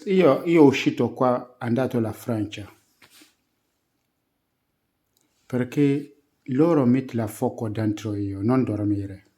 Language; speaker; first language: Italian; non-native, learner; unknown